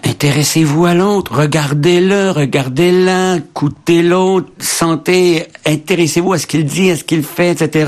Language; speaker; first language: French; native; French